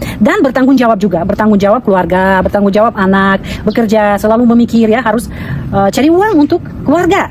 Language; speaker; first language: Indonesian; non-native, fluent; Russian